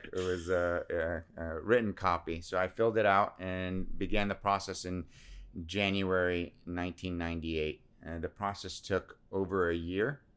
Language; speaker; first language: English; early bilingual, other home language; Assyrian Neo-Aramaic